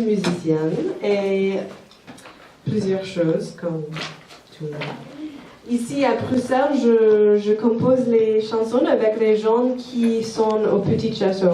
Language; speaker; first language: French; non-native, fluent; English